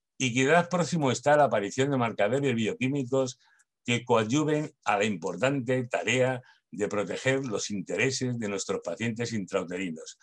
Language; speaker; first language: Spanish; native; Spanish